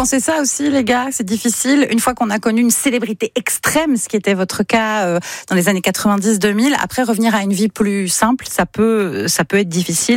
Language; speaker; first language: French; native; French